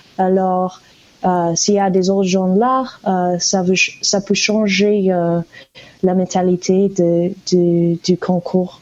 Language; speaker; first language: French; non-native, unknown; English